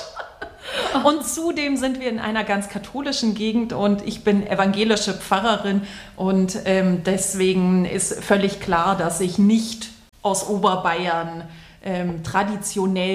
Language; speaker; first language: German; native; German